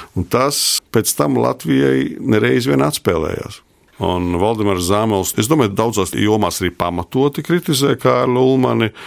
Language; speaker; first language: Latvian; native; Latvian